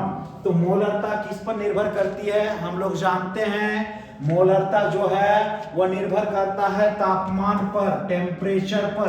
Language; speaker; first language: Hindi; native; Hindi